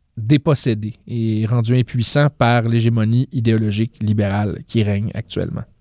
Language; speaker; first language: French; native; French